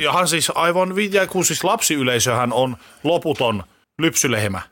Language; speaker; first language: Finnish; native; Finnish